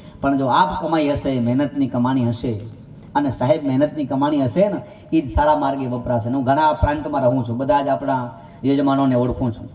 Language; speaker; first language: Gujarati; non-native, local second language; Kachhi